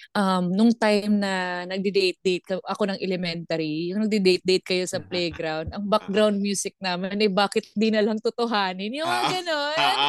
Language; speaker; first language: Filipino; non-native, local second language; Cebuano